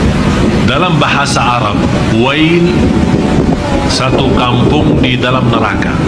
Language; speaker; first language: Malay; non-native, fluent; Arabic